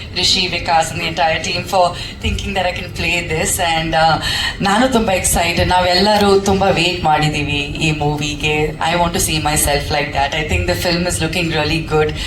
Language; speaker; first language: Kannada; non-native, local second language; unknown